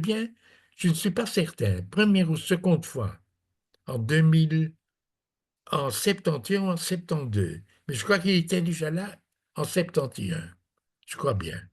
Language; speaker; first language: French; non-native, fluent; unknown